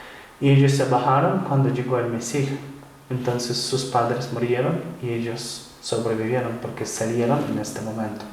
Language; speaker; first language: Spanish; non-native, fluent; Ukrainian